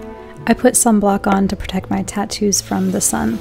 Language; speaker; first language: English; native; English